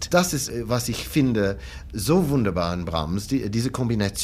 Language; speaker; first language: German; non-native, fluent; English